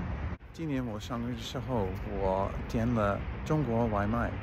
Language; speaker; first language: Chinese; non-native, learner; English